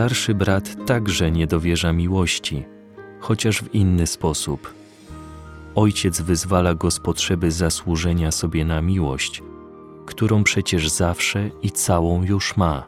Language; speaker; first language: Polish; native; Polish